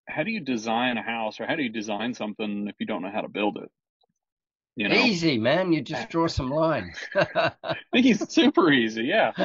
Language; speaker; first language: English; native; English